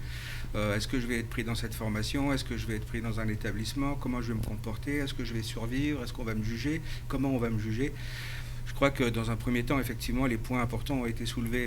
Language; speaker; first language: French; native; French